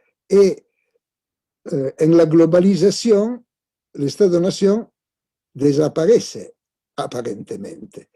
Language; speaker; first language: Spanish; non-native, fluent; Italian